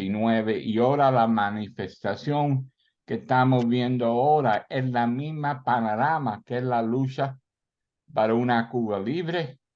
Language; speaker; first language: Spanish; early bilingual, heritage; Spanish